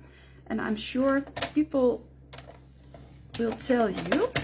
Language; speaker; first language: English; non-native, fluent; Dutch